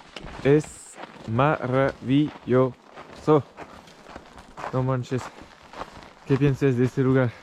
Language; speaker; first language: Spanish; non-native, learner; French